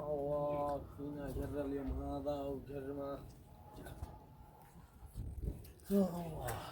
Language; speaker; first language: Arabic; native; Arabic